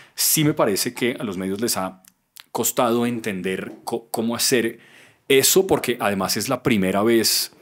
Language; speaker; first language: Spanish; native; Spanish